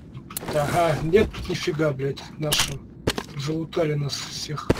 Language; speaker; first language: Russian; native; Russian